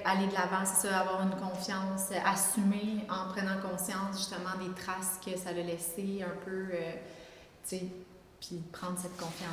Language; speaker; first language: French; native; French